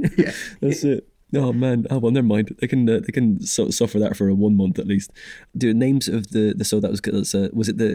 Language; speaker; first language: English; native; English